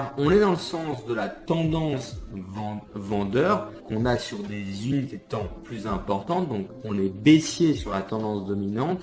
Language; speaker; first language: French; native; French